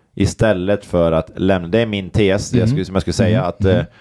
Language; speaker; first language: Swedish; native; Swedish